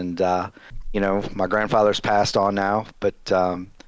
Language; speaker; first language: English; native; English